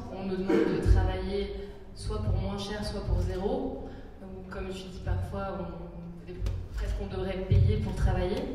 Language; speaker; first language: French; native; French